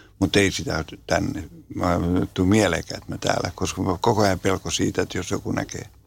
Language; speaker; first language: Finnish; native; Finnish